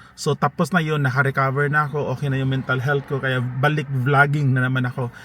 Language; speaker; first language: Filipino; non-native, local second language; Cebuano